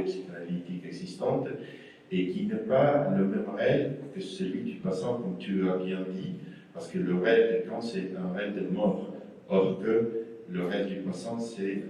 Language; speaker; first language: French; non-native, fluent; Spanish